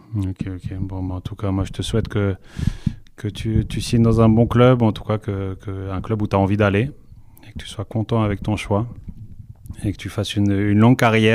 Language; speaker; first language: French; native; French